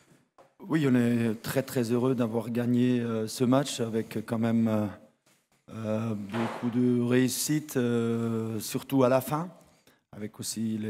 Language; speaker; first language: French; non-native, fluent; German